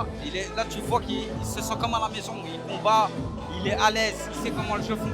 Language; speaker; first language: French; native; French